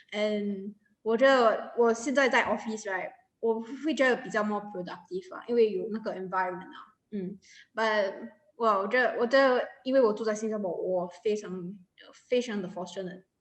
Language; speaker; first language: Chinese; non-native, local second language; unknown